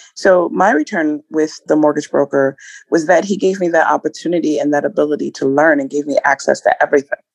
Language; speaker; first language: English; early bilingual, other home language; Ibibio